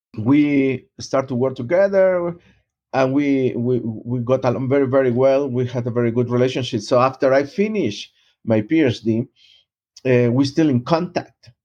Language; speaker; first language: English; non-native, fluent; Spanish